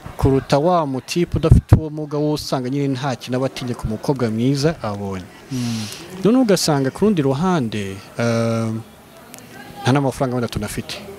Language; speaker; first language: Kinyarwanda; early bilingual, heritage; Kinyarwanda